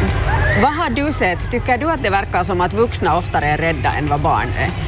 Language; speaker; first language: Swedish; native; Swedish